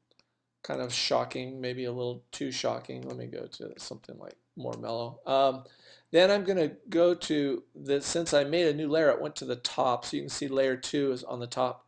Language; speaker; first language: English; native; English